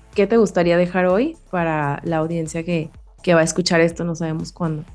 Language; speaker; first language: Spanish; native; Spanish